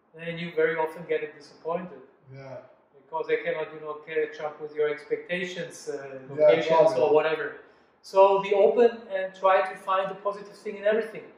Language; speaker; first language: English; non-native, fluent; German